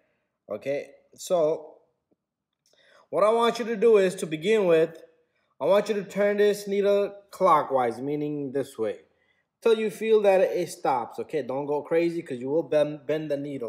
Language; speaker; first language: English; native; English